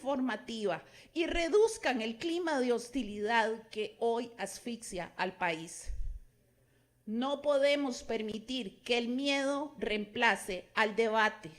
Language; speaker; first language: Spanish; native; Spanish